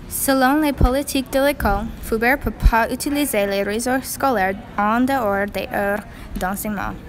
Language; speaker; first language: French; non-native, learner; English